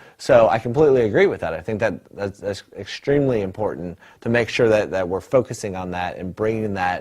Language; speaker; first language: English; native; English